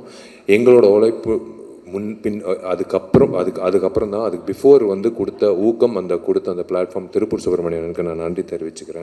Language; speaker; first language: Tamil; native; Tamil